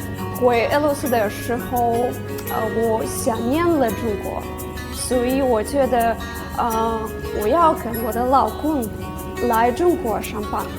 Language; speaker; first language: Chinese; non-native, fluent; Russian